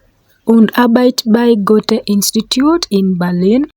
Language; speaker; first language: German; non-native, fluent; English